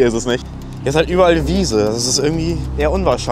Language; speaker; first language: German; native; German